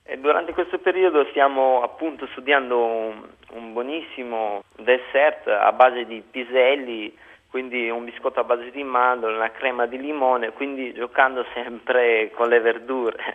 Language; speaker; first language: Italian; non-native, fluent; Albanian